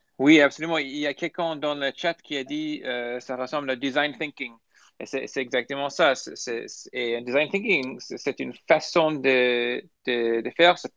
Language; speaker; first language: French; non-native, fluent; English